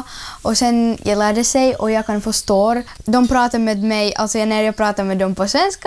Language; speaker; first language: Swedish; early bilingual, other home language; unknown